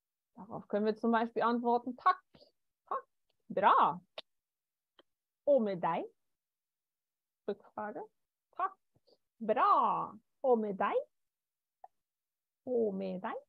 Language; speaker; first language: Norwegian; non-native, fluent; German